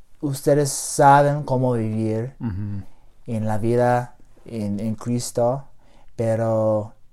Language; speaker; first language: Spanish; non-native, learner; English